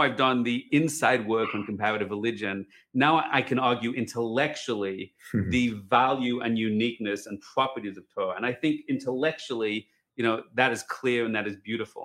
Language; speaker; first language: English; native; English